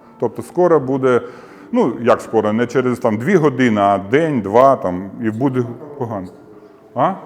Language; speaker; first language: Ukrainian; non-native, local second language; Russian